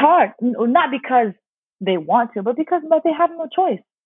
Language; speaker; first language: English; early bilingual, other home language; Arabic